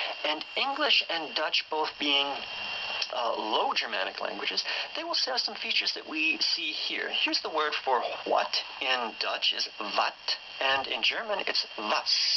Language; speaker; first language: English; native; English